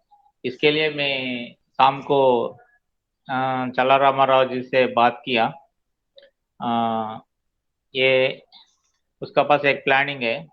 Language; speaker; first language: Hindi; non-native, local second language; Telugu